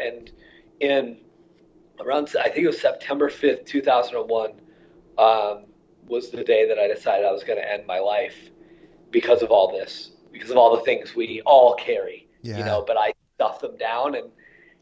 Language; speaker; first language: English; native; English